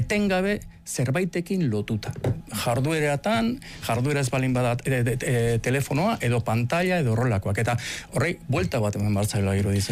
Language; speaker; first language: Basque; native; Basque